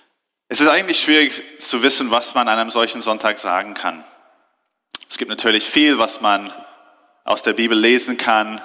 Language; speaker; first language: German; non-native, fluent; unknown